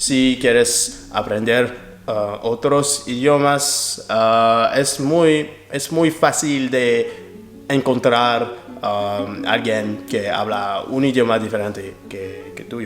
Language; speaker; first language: Spanish; non-native, learner; French